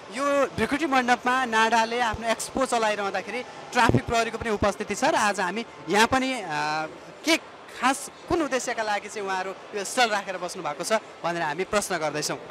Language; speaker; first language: Nepali; native; Nepali